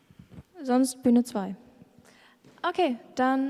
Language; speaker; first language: German; native; German